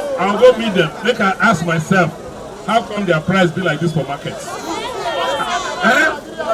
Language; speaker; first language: Nigerian Pidgin; non-native, local second language; Bini